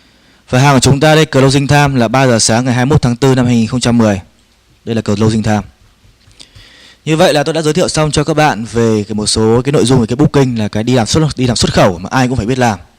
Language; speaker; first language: Vietnamese; native; Vietnamese